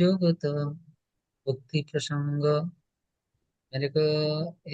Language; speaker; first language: Hindi; non-native, learner; Bangla